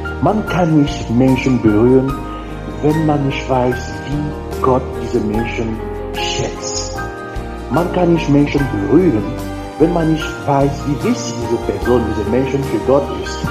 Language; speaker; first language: German; non-native, learner; French